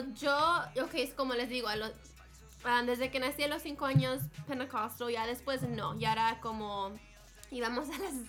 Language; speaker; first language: Spanish; early bilingual, heritage; Spanish